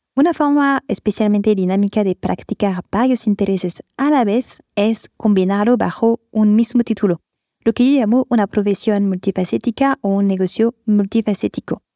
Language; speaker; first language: Spanish; non-native, fluent; French